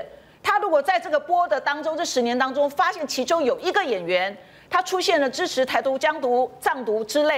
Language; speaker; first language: Chinese; native; Chinese